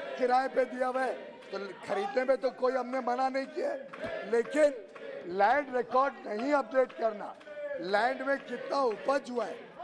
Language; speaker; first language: Hindi; native; Hindi